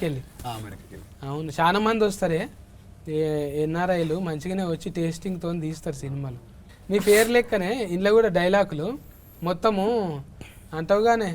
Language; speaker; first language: Telugu; native; Telugu